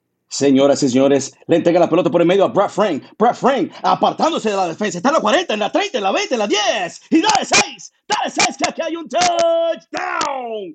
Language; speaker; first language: Spanish; early bilingual, heritage; Spanish